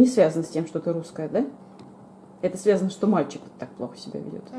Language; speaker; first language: Russian; native; Russian